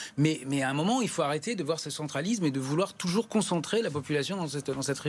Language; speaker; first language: French; native; French